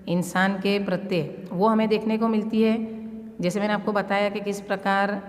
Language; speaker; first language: Urdu; non-native, local second language; Gujarati